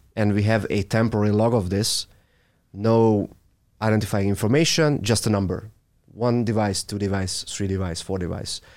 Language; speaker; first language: English; non-native, fluent; Hungarian